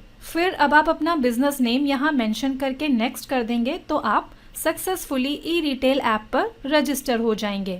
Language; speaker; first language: Hindi; native; Hindi